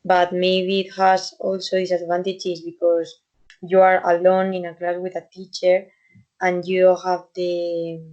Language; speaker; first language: English; non-native, fluent; Spanish